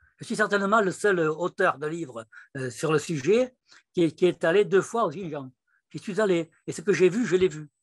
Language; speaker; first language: French; native; French